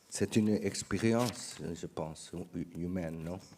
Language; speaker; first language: French; non-native, learner; Portuguese